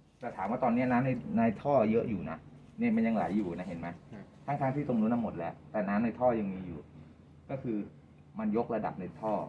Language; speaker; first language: Thai; native; Thai